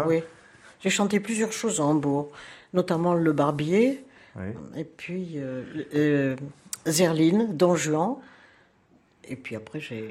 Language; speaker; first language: French; native; French